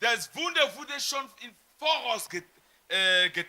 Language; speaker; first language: German; non-native, fluent; French